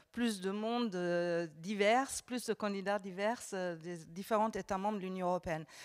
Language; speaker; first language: French; non-native, fluent; German